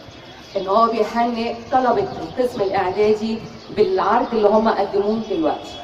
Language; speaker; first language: Arabic; native; Arabic